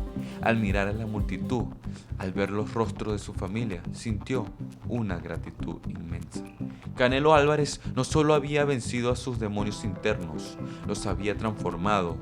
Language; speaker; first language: Spanish; native; Spanish